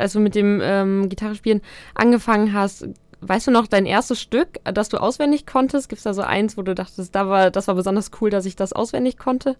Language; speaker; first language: German; native; German